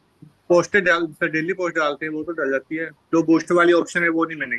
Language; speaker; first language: Hindi; native; Hindi